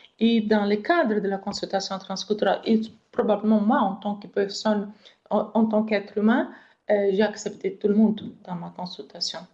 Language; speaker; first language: French; non-native, fluent; Portuguese